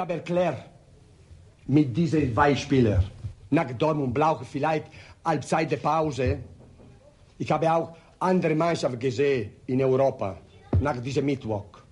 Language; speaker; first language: German; non-native, learner; Italian